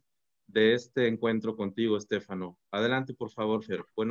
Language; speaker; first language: Spanish; native; Spanish